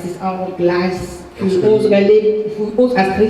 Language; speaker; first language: German; non-native, fluent; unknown